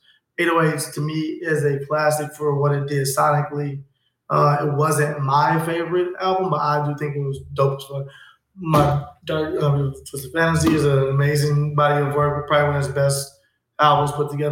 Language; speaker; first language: English; native; English